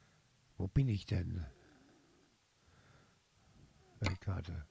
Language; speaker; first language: German; native; German